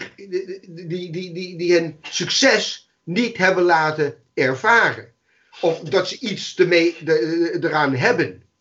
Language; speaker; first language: Dutch; non-native, fluent; English